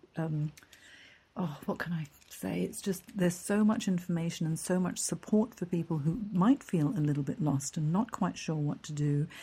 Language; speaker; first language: English; native; English